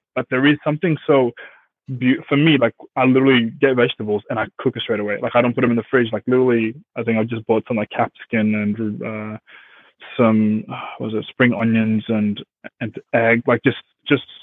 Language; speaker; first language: English; early bilingual, other home language; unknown